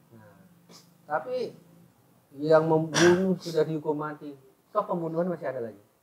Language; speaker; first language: Indonesian; native; Indonesian